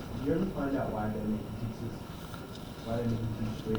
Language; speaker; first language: English; native; English